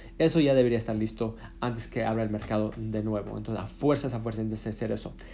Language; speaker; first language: Spanish; early bilingual, heritage; Spanish